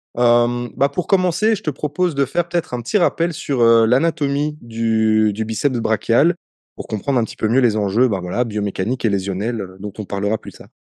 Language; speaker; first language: French; native; French